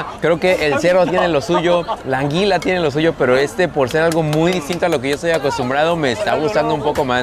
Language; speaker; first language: Spanish; native; Spanish